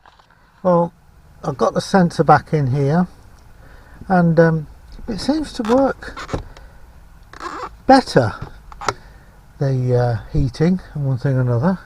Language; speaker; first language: English; native; English